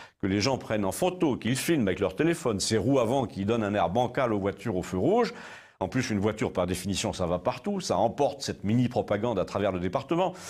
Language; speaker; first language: French; native; French